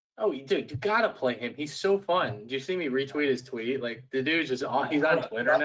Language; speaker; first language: English; native; English